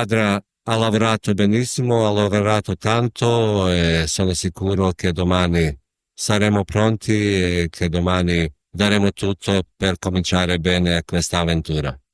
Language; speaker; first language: Italian; non-native, fluent; Bosnian